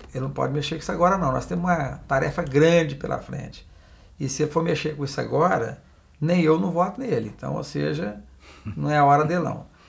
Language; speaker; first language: Portuguese; native; Portuguese